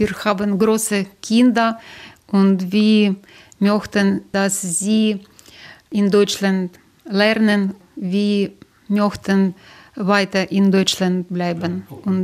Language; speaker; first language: German; non-native, learner; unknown